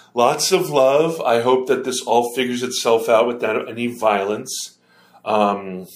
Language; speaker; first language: English; native; English